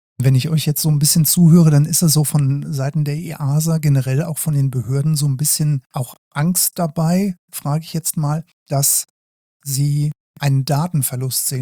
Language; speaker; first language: German; native; German